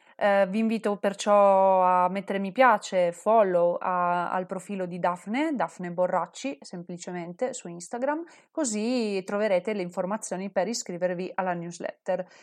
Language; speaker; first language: Italian; native; Italian